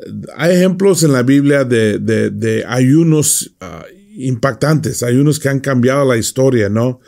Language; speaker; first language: Spanish; non-native, fluent; English